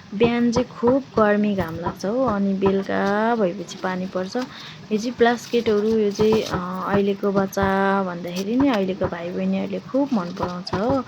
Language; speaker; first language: Nepali; non-native, local second language; Sherpa